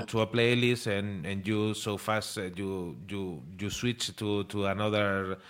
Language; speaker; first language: English; non-native, learner; Spanish